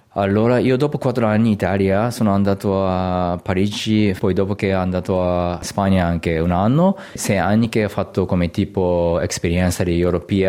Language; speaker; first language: Italian; non-native, learner; Japanese